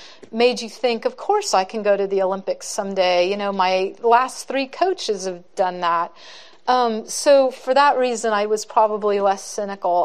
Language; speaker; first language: English; native; English